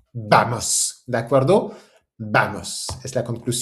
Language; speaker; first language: Spanish; non-native, fluent; French